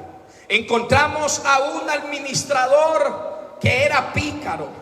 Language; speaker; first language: Spanish; native; Spanish